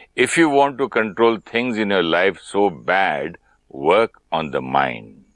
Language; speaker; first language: English; non-native, local second language; Hindi